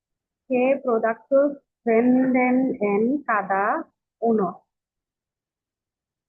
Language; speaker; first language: Spanish; non-native, learner; Bangla